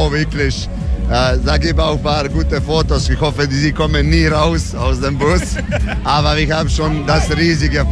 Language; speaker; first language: German; non-native, learner; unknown